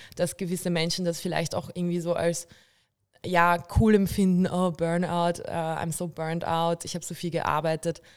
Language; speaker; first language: German; early bilingual, other home language; Bulgarian